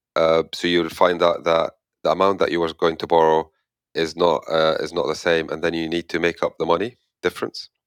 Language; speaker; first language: English; non-native, fluent; Arabic